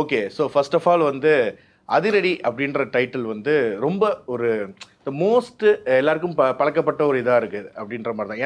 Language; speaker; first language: Tamil; native; Tamil